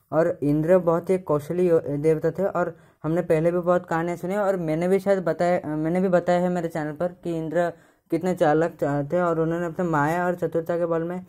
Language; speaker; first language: Hindi; native; Hindi